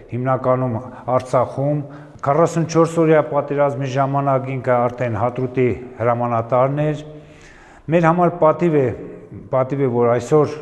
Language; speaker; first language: Armenian; native; Armenian